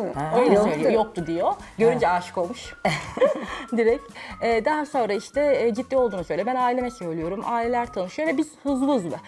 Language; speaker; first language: Turkish; native; Turkish